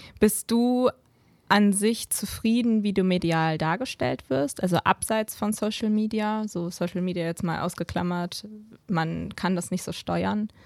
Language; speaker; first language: German; native; German